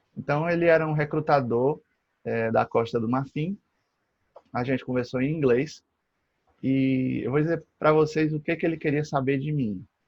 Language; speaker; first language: Portuguese; native; Portuguese